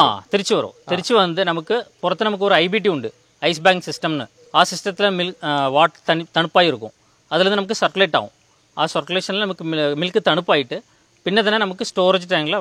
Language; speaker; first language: Malayalam; non-native, local second language; Tamil